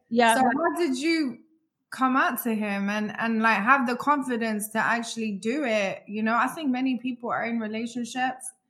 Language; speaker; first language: English; native; English